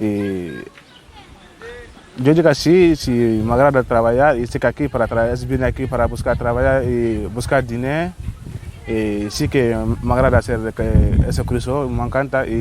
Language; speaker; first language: Spanish; non-native, learner; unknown